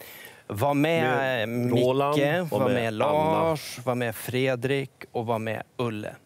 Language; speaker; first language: Swedish; native; Swedish